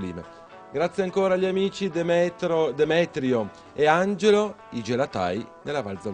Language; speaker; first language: Italian; native; Italian